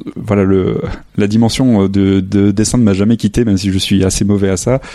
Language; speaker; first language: French; native; French